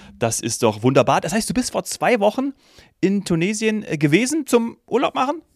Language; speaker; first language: German; native; German